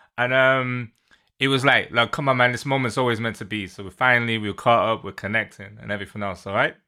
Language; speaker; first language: English; native; English